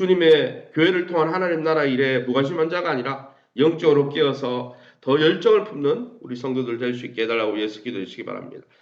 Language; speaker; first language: Korean; native; Korean